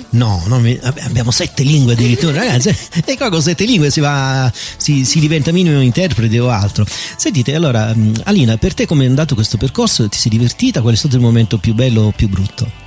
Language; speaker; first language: Italian; native; Italian